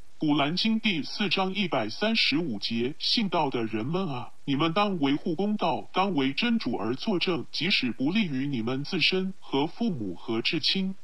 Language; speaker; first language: Chinese; non-native, local second language; Cantonese